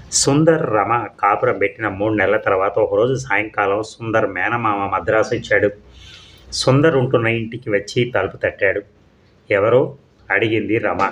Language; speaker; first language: Telugu; native; Telugu